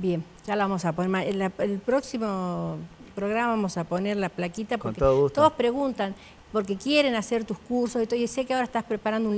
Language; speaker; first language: Spanish; native; Spanish